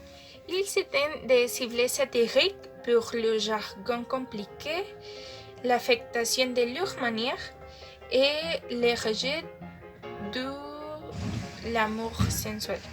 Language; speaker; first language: French; non-native, learner; Spanish